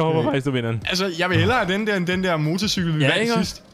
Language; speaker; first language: Danish; native; Danish